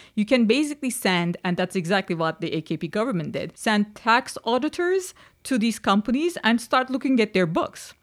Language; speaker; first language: English; non-native, fluent; Turkish